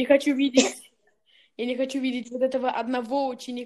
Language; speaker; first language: Russian; early bilingual, heritage; Russian